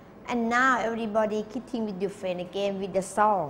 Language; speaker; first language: English; non-native, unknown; Thai